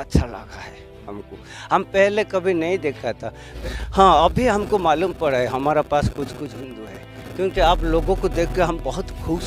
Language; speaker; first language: Hindi; non-native, local second language; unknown